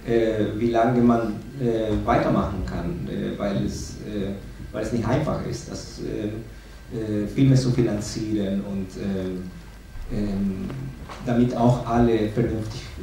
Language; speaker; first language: German; non-native, fluent; Spanish